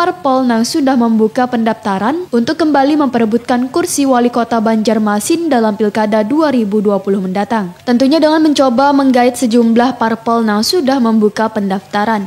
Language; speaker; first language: Indonesian; native; Indonesian